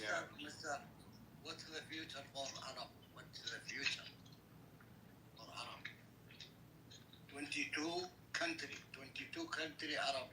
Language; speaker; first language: English; non-native, learner; Arabic